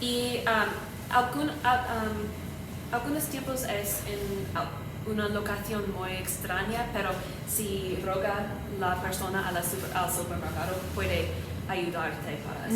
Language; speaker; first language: Spanish; non-native, learner; English